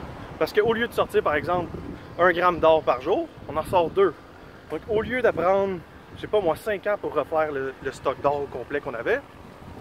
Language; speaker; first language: French; native; French